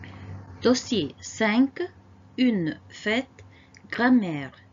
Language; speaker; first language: French; non-native, fluent; Arabic